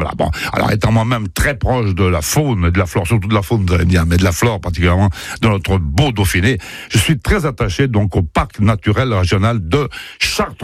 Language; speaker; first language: French; native; French